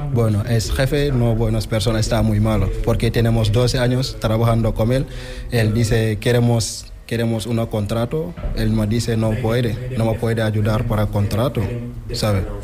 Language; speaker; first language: Spanish; non-native, learner; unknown